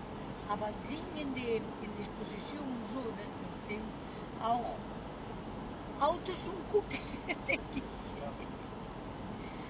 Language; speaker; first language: German; non-native, fluent; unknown